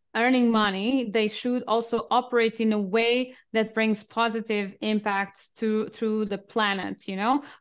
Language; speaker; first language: English; non-native, fluent; Portuguese